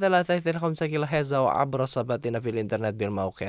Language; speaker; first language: Arabic; non-native, fluent; Indonesian